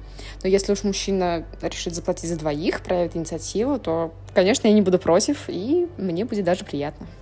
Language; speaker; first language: Russian; native; Russian